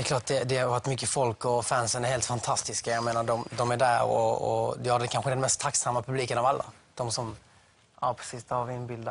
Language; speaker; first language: Swedish; native; Swedish